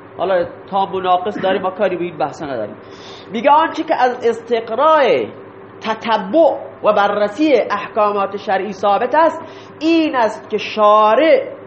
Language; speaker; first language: Persian; non-native, local second language; Baluchi